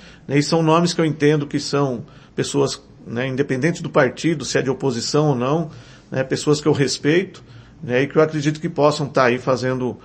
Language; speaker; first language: Portuguese; native; Portuguese